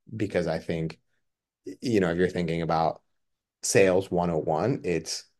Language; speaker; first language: English; non-native, fluent; Spanish